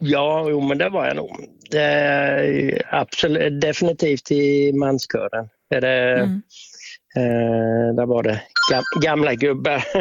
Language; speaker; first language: Swedish; native; Swedish